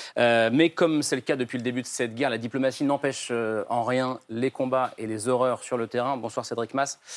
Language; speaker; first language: French; native; French